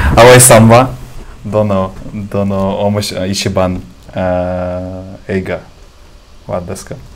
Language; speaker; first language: Japanese; non-native, learner; Russian